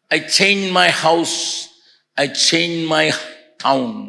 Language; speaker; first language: English; non-native, local second language; Tamil